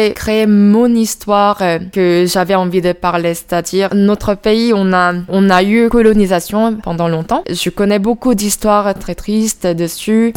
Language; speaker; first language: French; non-native, fluent; Korean